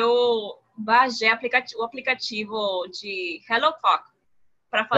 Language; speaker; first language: Portuguese; non-native, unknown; Spanish